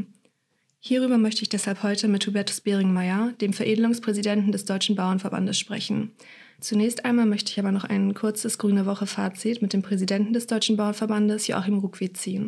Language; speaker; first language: German; native; German